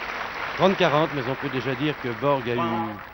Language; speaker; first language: French; native; French